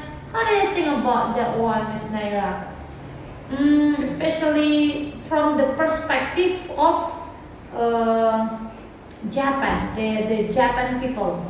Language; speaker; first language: English; non-native, learner; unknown